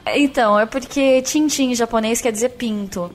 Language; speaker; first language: Portuguese; native; Portuguese